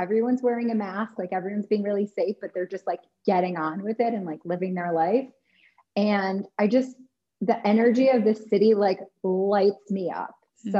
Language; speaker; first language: English; native; English